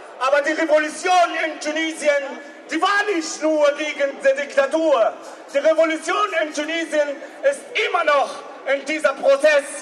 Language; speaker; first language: German; non-native, learner; Arabic